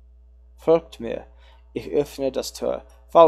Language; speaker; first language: German; non-native, learner; English